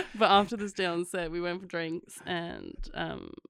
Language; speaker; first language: English; native; English